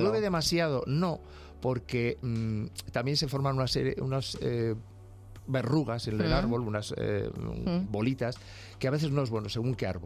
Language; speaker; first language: Spanish; native; Spanish